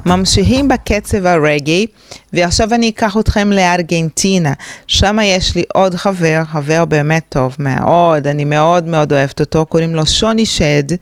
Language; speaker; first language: Hebrew; non-native, fluent; Portuguese